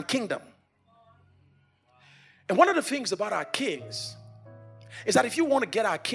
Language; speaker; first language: English; non-native, local second language; Yoruba